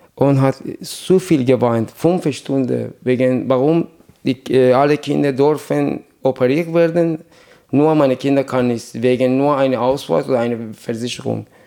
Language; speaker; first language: German; non-native, learner; Persian